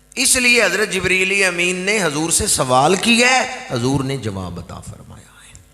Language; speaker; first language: Urdu; non-native, local second language; Punjabi